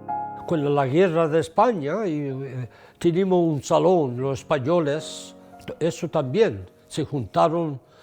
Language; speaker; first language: Spanish; early bilingual, heritage; English